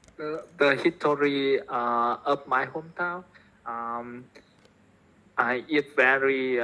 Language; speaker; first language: English; non-native, learner; Vietnamese